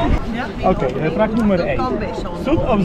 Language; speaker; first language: Dutch; non-native, learner; Polish